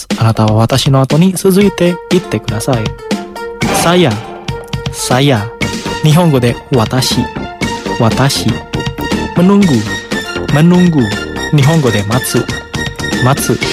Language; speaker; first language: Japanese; non-native, fluent; Indonesian